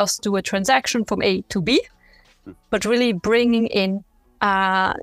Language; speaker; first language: English; non-native, fluent; French